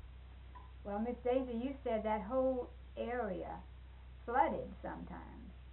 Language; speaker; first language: English; native; English